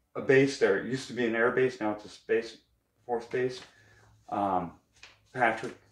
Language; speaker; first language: English; native; English